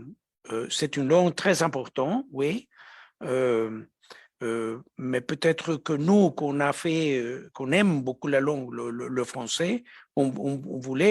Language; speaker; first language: French; non-native, fluent; Spanish